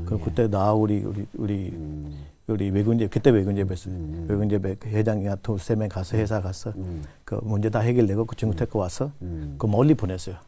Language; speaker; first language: Korean; non-native, learner; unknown